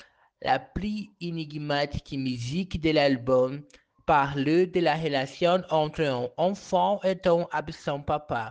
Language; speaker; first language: French; non-native, learner; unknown